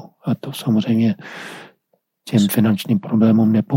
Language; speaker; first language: Czech; non-native, fluent; English